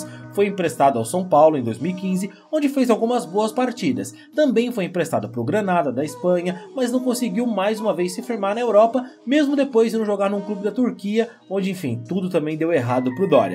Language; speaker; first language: Portuguese; native; Portuguese